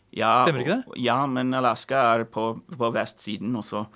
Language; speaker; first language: Norwegian; non-native, fluent; English